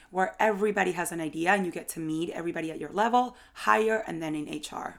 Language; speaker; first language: English; non-native, fluent; Spanish